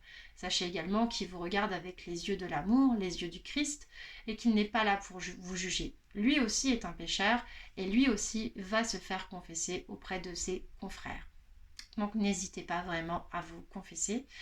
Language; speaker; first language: French; native; French